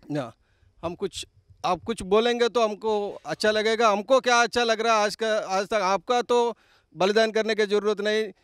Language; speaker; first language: Hindi; non-native, local second language; Telugu